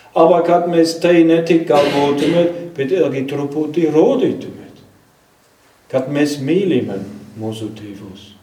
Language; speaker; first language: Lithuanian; non-native, fluent; German